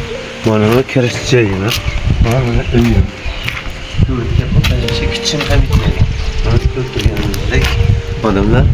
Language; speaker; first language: Turkish; non-native, learner; Uzbek